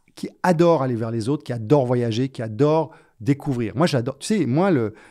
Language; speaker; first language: French; native; French